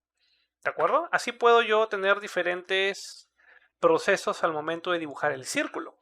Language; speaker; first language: Spanish; native; Spanish